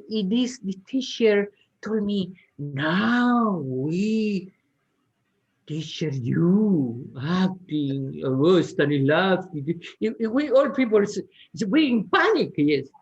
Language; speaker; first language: English; non-native, learner; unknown